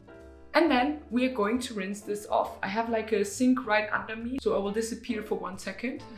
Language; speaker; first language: English; non-native, fluent; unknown